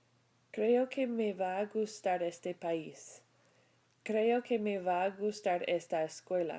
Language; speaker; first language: Spanish; non-native, fluent; English